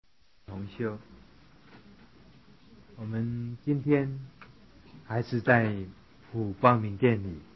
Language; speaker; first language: Chinese; native; Chinese